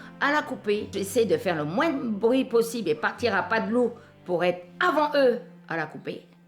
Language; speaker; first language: French; native; French